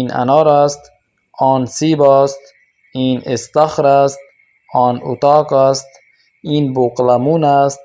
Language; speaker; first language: Persian; non-native, fluent; Urdu